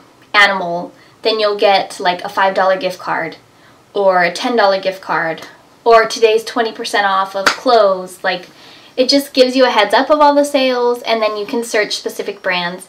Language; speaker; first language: English; native; English